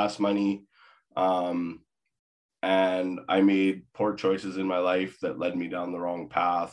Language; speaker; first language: English; native; English